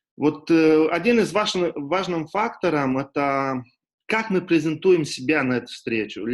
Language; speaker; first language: Russian; non-native, local second language; Romanian